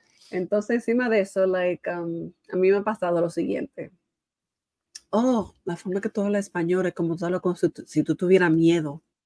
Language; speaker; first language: Spanish; early bilingual, heritage; Spanish